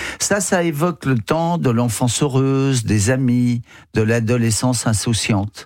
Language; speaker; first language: French; native; French